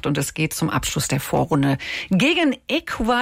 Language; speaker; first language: German; native; German